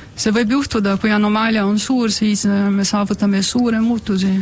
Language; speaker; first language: Estonian; non-native, fluent; Portuguese